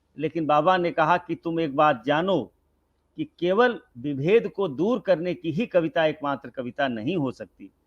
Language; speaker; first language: Hindi; non-native, local second language; Bhojpuri